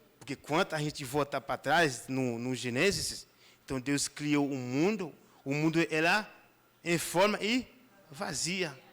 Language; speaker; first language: Portuguese; non-native, fluent; Haitian Creole